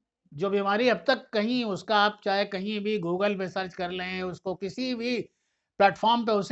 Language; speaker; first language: Urdu; native; Urdu